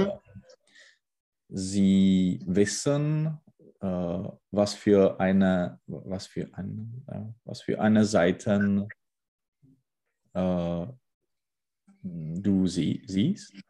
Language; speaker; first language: German; non-native, learner; Czech